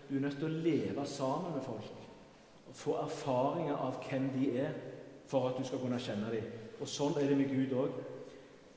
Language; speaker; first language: Norwegian; native; Norwegian